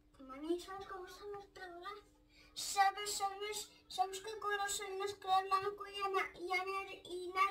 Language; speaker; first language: Spanish; early bilingual, other home language; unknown